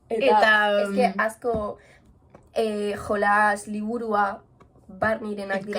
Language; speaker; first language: Basque; non-native, local second language; Spanish